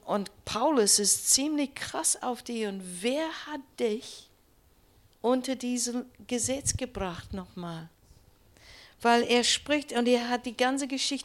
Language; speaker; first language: German; non-native, learner; English